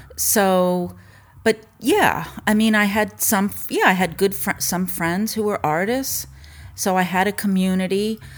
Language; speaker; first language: English; native; English